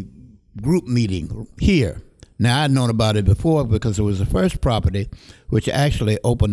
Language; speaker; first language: English; native; English